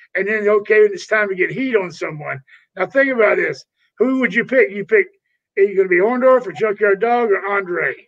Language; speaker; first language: English; native; English